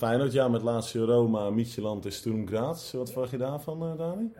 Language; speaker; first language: Dutch; native; Dutch